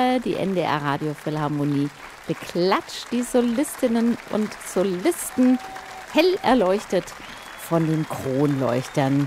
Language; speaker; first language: German; native; German